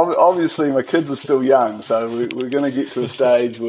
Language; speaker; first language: English; native; English